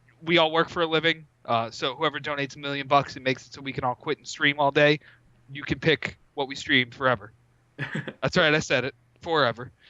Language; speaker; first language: English; native; English